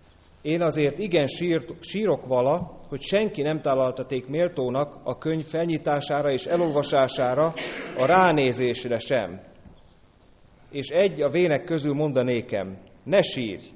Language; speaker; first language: Hungarian; native; Hungarian